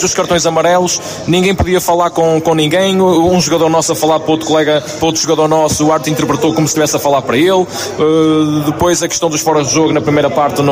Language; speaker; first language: Portuguese; native; Portuguese